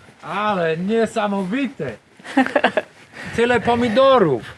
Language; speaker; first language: Polish; non-native, learner; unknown